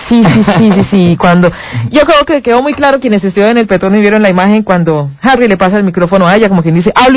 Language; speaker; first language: Spanish; native; Spanish